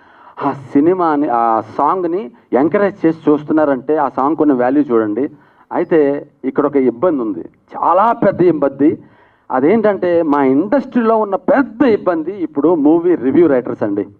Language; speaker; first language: Telugu; native; Telugu